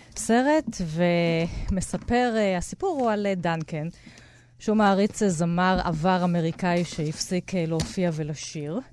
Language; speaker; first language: Hebrew; native; Hebrew